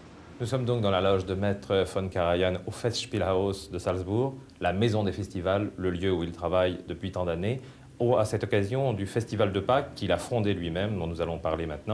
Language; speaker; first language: French; native; French